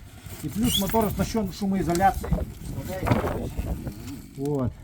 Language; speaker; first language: Russian; native; Russian